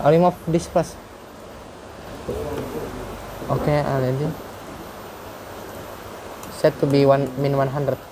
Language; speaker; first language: English; non-native, learner; Indonesian